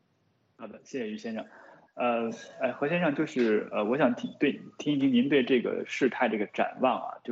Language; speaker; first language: Chinese; native; Chinese